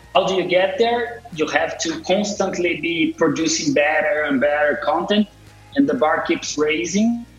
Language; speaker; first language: English; non-native, fluent; Portuguese